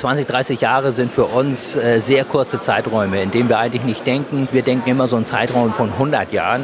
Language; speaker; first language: German; native; German